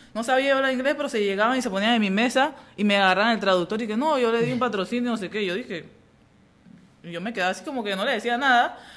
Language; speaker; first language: Spanish; native; Spanish